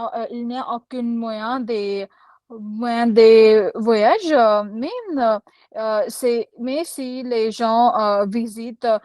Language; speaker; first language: French; non-native, learner; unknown